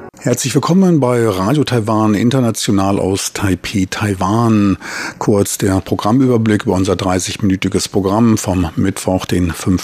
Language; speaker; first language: German; native; German